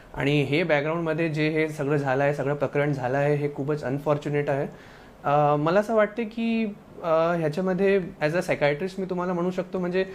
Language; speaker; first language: Marathi; non-native, local second language; Sindhi